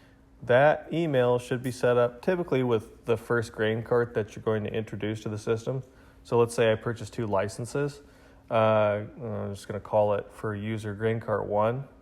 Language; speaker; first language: English; native; English